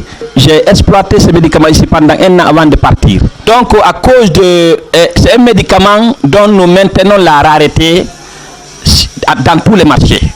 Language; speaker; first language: French; non-native, local second language; Fula